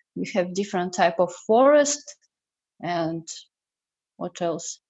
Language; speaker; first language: English; non-native, learner; Russian